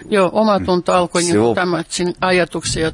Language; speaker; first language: Finnish; non-native, fluent; Russian